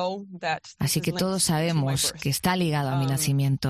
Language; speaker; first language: Spanish; non-native, fluent; French